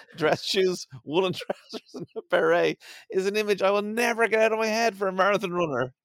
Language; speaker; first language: English; native; English